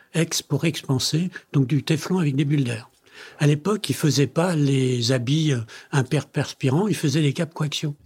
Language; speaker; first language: French; native; French